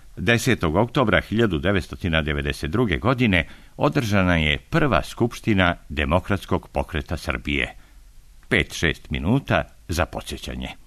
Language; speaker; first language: Serbian; native; Serbian